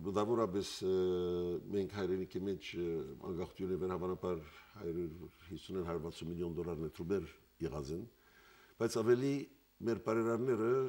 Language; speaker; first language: Armenian; early bilingual, heritage; Armenian